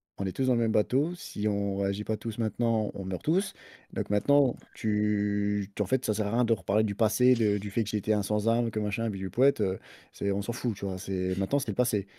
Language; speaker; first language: French; native; French